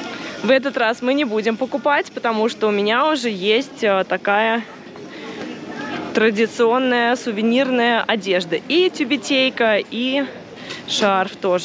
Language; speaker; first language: Russian; native; Russian